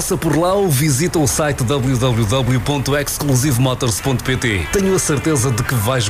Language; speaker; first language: Portuguese; native; Portuguese